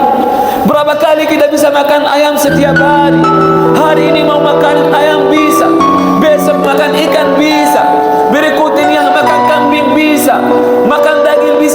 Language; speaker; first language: Indonesian; non-native, fluent; Arabic